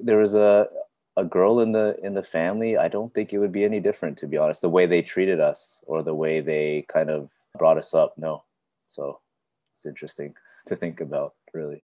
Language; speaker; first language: English; native; English